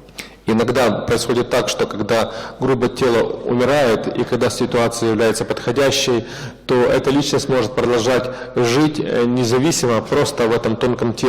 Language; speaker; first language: Russian; native; Russian